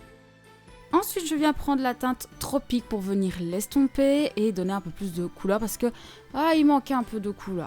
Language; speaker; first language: French; native; French